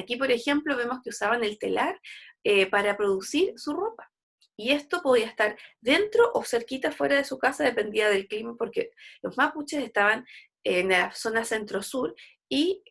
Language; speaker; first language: Spanish; native; Spanish